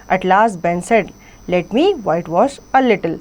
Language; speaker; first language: English; non-native, local second language; Hindi